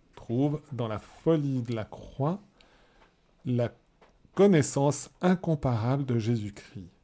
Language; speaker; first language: French; native; French